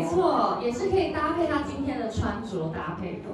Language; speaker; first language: Chinese; native; Chinese